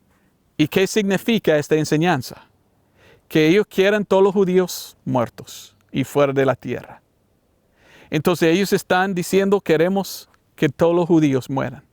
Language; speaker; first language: Spanish; non-native, learner; English